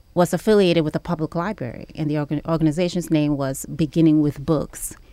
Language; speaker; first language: English; early bilingual, other home language; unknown